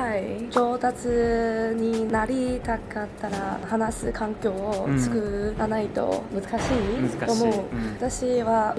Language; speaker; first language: Japanese; non-native, learner; Chinese